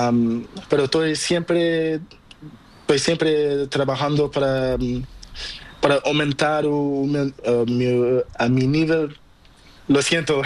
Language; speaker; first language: Spanish; non-native, learner; Portuguese